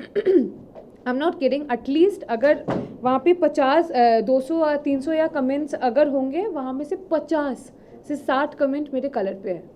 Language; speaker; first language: Hindi; non-native, local second language; Bangla